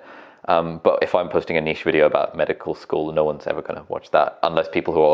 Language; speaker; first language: English; native; English